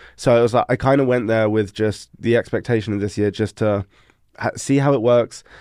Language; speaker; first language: English; native; English